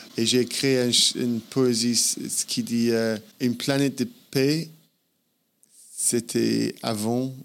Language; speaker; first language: French; non-native, fluent; English